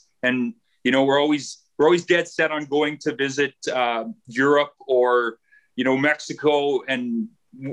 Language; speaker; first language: English; native; English